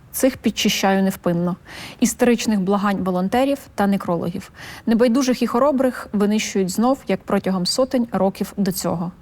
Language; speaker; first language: Ukrainian; native; Ukrainian